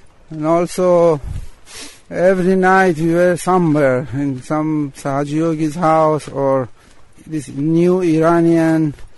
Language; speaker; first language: English; non-native, fluent; Persian